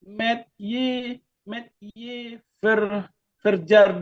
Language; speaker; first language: Dutch; non-native, learner; Indonesian